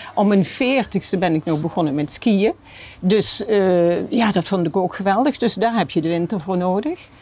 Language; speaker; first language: Dutch; native; Dutch